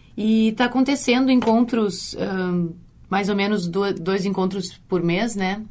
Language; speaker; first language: Portuguese; native; Portuguese